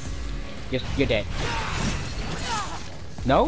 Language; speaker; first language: English; native; English